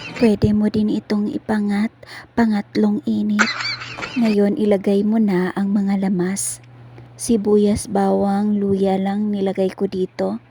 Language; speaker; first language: Filipino; non-native, local second language; Cebuano